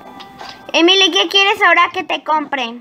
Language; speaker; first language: Spanish; native; Spanish